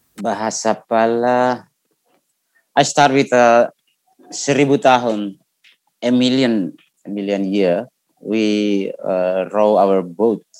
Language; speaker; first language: English; non-native, learner; Indonesian